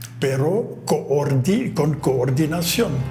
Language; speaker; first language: Spanish; non-native, fluent; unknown